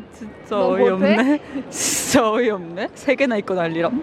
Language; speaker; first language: Korean; native; Korean